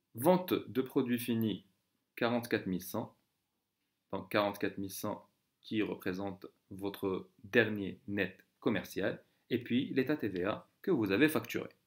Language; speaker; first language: French; non-native, local second language; Arabic